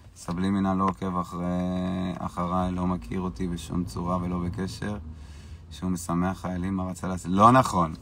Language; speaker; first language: Hebrew; native; Hebrew